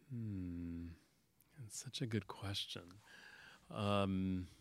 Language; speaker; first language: English; native; English